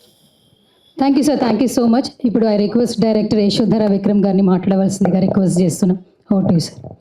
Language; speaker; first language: Telugu; native; Telugu